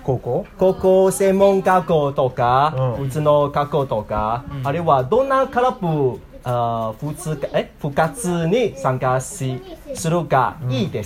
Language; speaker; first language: Japanese; non-native, learner; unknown